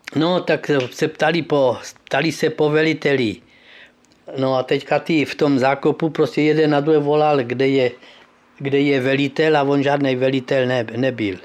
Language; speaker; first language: Czech; early bilingual, heritage; Czech